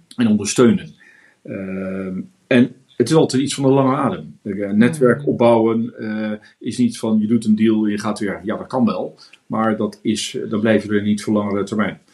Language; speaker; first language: Dutch; native; Dutch